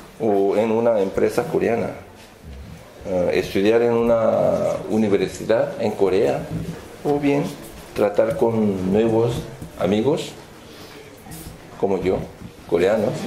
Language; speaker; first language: Spanish; non-native, fluent; Korean